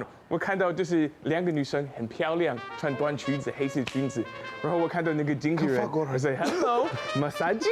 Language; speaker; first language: Chinese; non-native, fluent; English